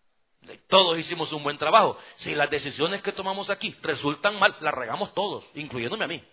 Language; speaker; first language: Spanish; native; Spanish